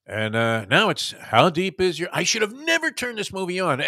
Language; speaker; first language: English; native; English